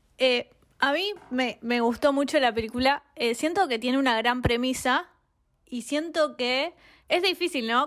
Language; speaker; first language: Spanish; native; Spanish